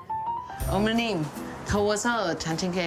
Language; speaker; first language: Korean; non-native, learner; Vietnamese